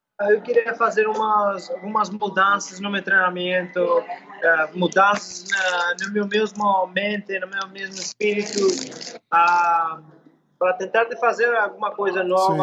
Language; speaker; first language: Portuguese; non-native, learner; English